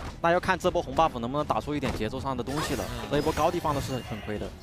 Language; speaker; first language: Chinese; native; Chinese